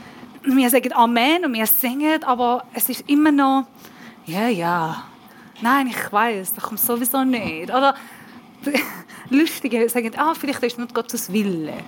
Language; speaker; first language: German; non-native, learner; Persian